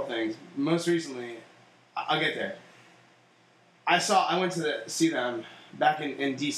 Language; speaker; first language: English; native; English